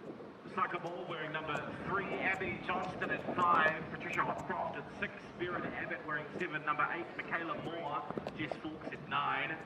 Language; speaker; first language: English; native; English